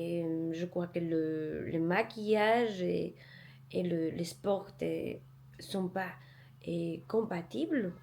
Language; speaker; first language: French; non-native, learner; Polish